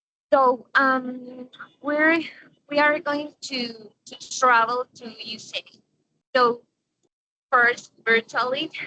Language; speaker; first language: English; non-native, learner; Spanish